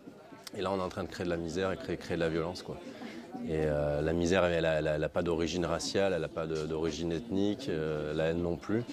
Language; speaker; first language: French; native; French